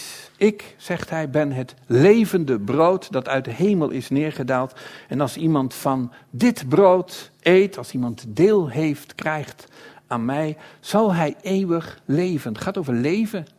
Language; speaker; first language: Dutch; native; Dutch